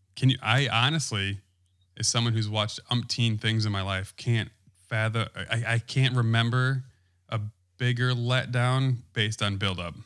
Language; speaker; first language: English; native; English